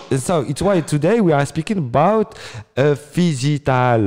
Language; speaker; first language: English; non-native, learner; French